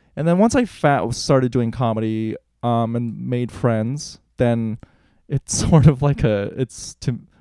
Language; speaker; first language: English; native; English